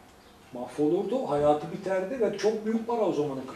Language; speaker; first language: Turkish; native; Turkish